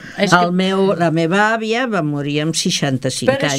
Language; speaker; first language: Catalan; native; Catalan